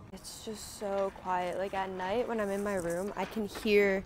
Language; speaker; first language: English; native; English